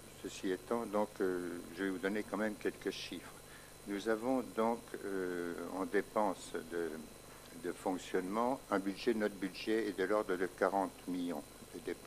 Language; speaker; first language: French; native; French